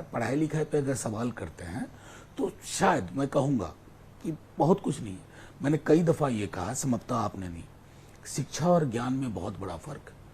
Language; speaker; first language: Hindi; non-native, local second language; Maithili